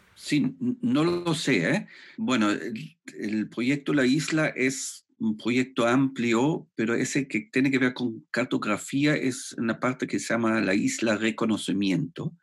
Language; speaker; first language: Spanish; non-native, fluent; German